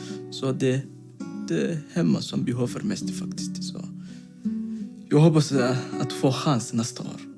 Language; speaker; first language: Swedish; non-native, fluent; Somali